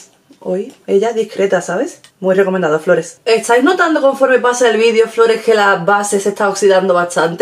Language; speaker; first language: Spanish; native; Spanish